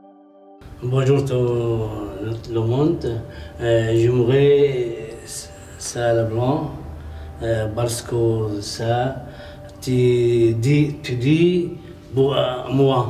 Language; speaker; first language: French; non-native, learner; Arabic